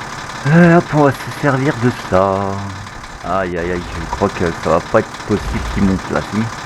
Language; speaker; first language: French; native; French